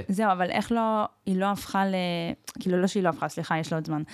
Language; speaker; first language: Hebrew; early bilingual, other home language; Russian